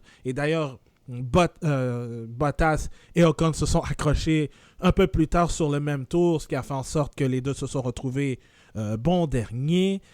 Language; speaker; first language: French; native; French